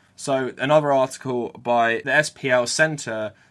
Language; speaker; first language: English; native; English